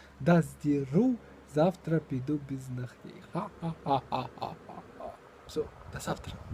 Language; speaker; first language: Russian; non-native, local second language; Ukrainian